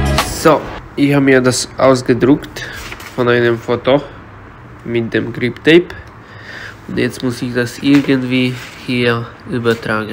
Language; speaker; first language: German; non-native, fluent; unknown